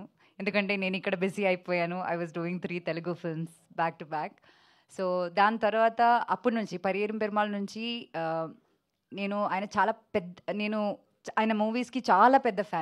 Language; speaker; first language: Telugu; non-native, fluent; Malayalam